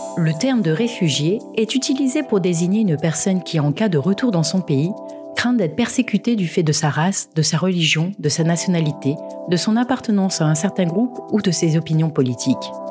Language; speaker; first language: French; native; French